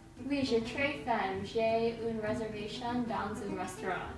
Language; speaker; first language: French; non-native, learner; English